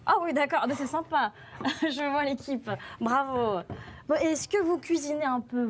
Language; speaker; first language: French; native; French